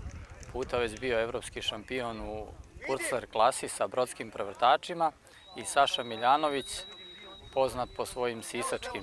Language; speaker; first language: Bosnian; native; Bosnian